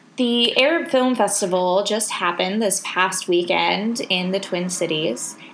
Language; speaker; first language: English; native; English